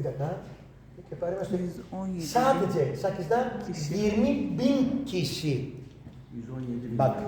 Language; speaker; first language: Turkish; non-native, learner; Greek